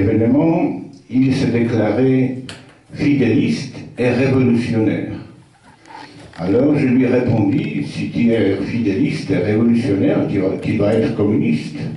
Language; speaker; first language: French; non-native, fluent; Polish